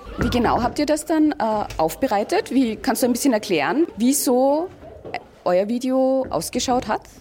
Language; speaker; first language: German; native; German